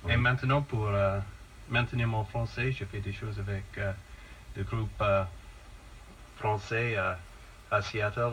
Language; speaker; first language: French; non-native, fluent; English